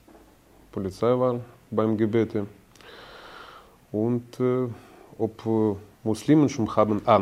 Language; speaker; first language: German; non-native, learner; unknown